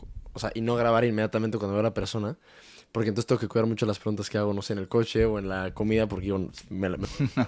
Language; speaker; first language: Spanish; native; Spanish